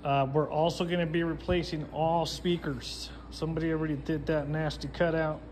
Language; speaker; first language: English; native; English